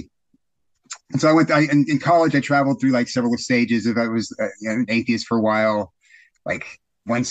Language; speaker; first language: English; native; English